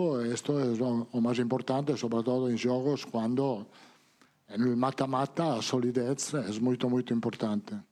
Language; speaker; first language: Portuguese; non-native, fluent; Italian